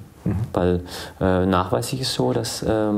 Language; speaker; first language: German; early bilingual, other home language; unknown